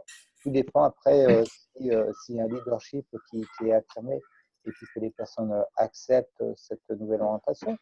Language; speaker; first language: French; native; French